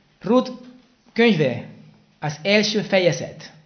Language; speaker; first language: Hungarian; non-native, learner; Spanish